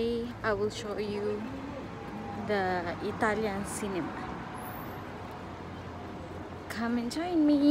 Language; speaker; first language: English; non-native, fluent; Filipino